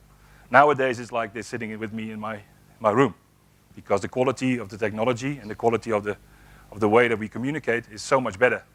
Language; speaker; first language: English; non-native, fluent; Dutch